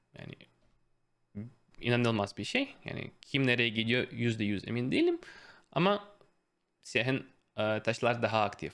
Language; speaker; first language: Turkish; non-native, fluent; Russian